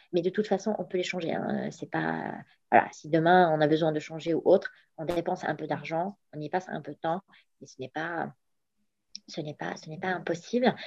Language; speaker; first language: French; non-native, local second language; Arabic